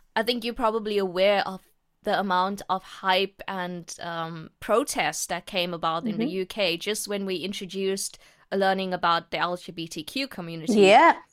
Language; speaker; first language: English; native; English